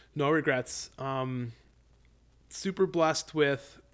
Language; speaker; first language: English; native; English